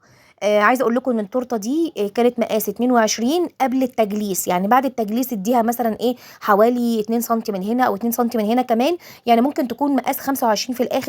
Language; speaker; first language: Arabic; native; Arabic